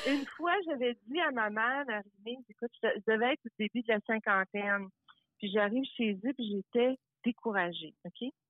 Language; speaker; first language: French; early bilingual, other home language; Italian